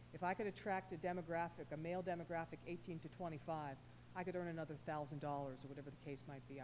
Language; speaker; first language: English; native; English